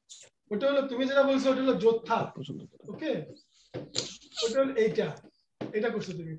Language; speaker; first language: Korean; non-native, fluent; Bangla